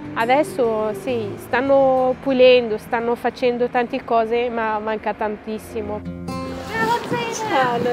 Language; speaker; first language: Italian; non-native, fluent; Arabic